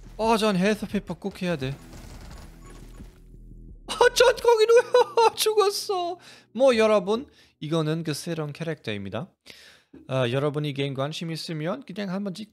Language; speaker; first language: Korean; non-native, fluent; German